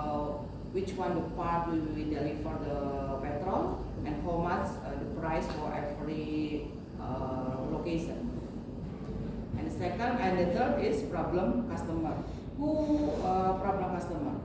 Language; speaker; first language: English; non-native, learner; Indonesian